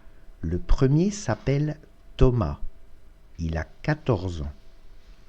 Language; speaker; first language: French; non-native, fluent; Russian